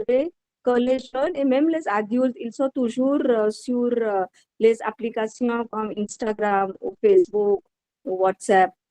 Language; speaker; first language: French; non-native, learner; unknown